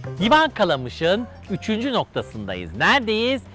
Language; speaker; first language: Turkish; native; Turkish